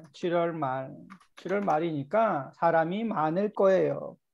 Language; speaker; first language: Korean; native; Korean